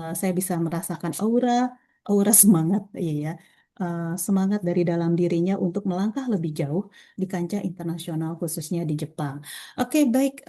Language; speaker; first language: Indonesian; native; Indonesian